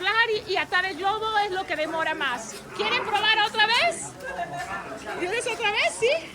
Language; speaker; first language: Spanish; non-native, fluent; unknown